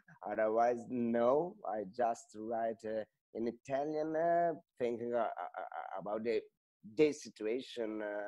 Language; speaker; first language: English; non-native, fluent; Italian